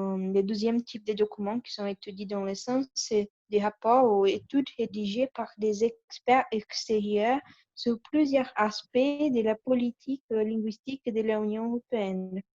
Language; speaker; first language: French; non-native, learner; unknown